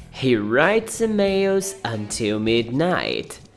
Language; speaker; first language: English; non-native, fluent; Portuguese